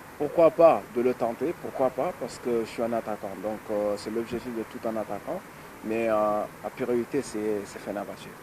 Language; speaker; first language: French; non-native, local second language; Wolof